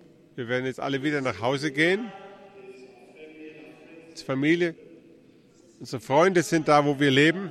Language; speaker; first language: German; early bilingual, heritage; German